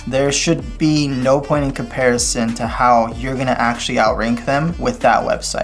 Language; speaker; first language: English; native; English